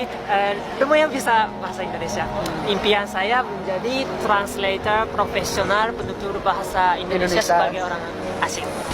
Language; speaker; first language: Indonesian; non-native, learner; Japanese